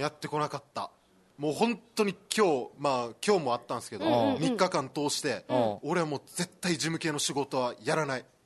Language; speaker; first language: Japanese; native; Japanese